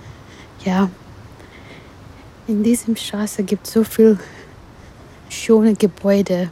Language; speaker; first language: German; non-native, learner; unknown